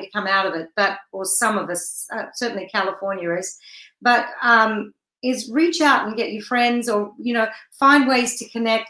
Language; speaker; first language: English; native; English